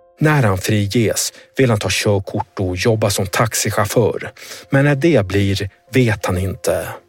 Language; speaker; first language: Swedish; native; Swedish